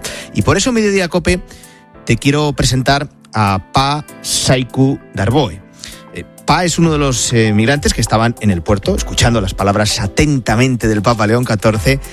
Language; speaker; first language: Spanish; native; Spanish